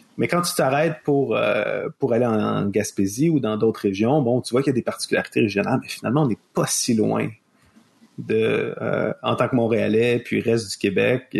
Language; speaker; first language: French; native; French